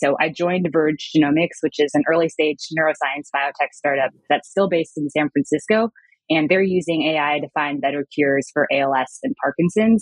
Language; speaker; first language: English; native; English